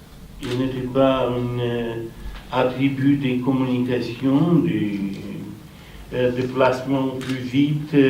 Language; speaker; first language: French; non-native, fluent; Romanian